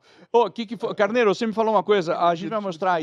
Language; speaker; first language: Portuguese; native; Portuguese